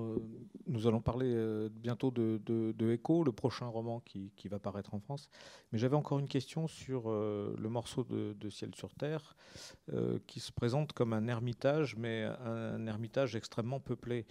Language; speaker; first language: French; native; French